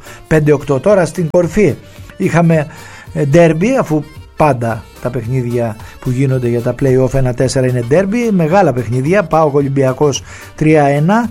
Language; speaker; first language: Greek; native; Greek